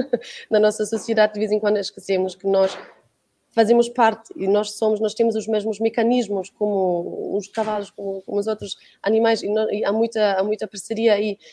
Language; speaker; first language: Portuguese; non-native, fluent; German